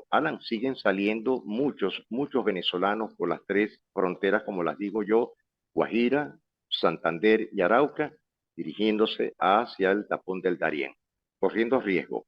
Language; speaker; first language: Spanish; native; Spanish